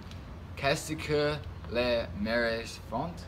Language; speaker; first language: French; non-native, learner; English